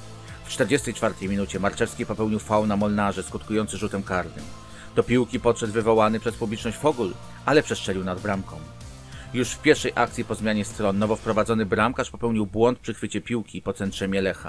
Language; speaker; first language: Polish; native; Polish